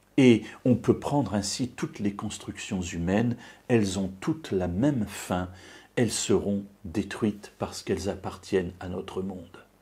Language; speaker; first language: French; native; French